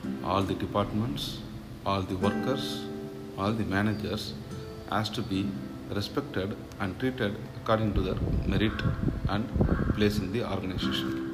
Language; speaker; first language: English; non-native, local second language; Tamil